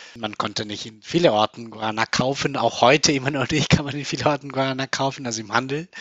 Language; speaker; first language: German; non-native, fluent; Spanish